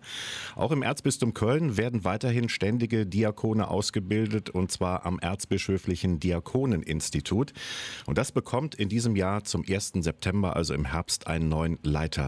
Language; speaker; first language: German; native; German